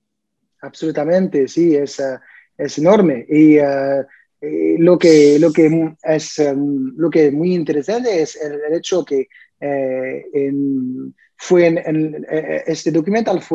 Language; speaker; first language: Spanish; non-native, learner; French